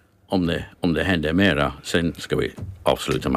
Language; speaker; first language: Swedish; non-native, learner; English